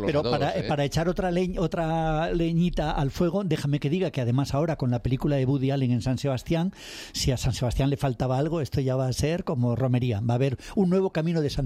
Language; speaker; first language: Spanish; native; Spanish